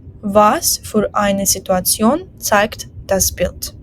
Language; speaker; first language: German; non-native, fluent; Ukrainian